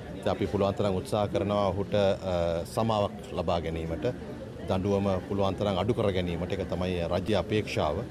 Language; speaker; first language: Sinhala; native; Sinhala